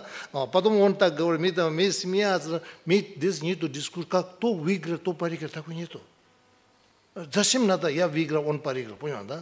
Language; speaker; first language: Russian; non-native, learner; Tibetan